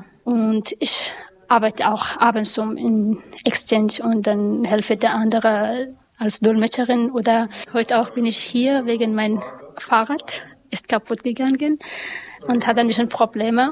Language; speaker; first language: German; non-native, learner; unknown